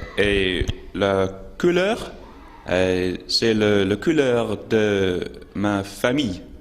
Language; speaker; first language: French; non-native, learner; English